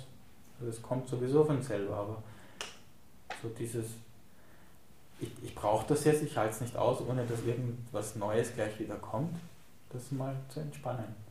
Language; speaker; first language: German; native; German